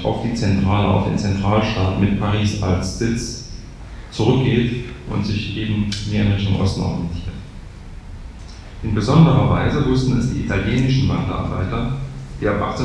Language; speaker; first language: German; native; German